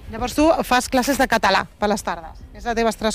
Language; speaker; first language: Catalan; non-native, learner; Ukrainian